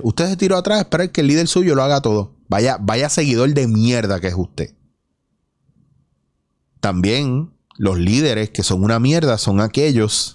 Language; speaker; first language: Spanish; native; Spanish